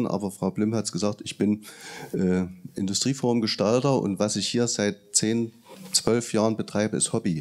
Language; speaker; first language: German; native; German